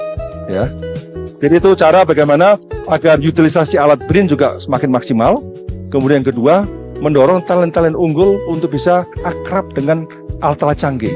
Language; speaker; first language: Indonesian; native; Indonesian